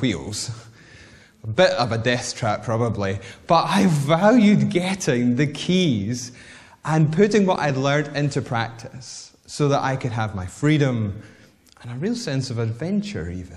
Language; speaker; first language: English; native; English